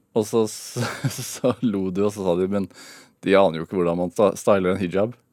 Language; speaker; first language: Norwegian; native; Norwegian